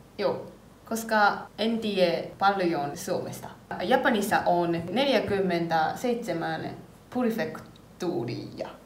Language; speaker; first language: Finnish; non-native, learner; Japanese